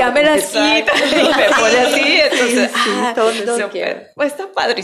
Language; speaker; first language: Spanish; native; Spanish